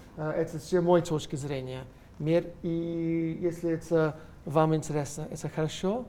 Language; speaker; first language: Russian; non-native, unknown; English